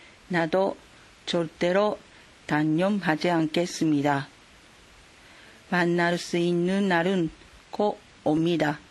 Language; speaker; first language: Korean; non-native, fluent; Japanese